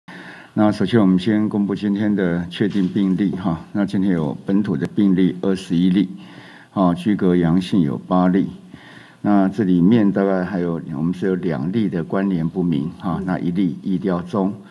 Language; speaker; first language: Chinese; native; Chinese